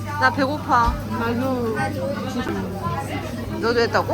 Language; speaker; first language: Korean; early bilingual, heritage; French